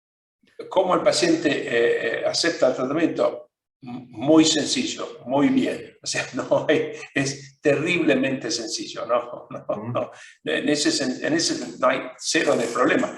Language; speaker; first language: Spanish; non-native, fluent; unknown